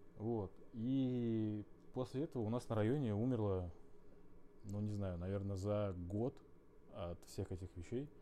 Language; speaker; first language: Russian; native; Russian